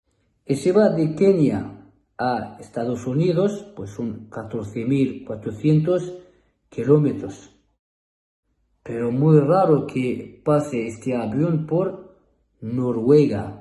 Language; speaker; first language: Spanish; non-native, fluent; Arabic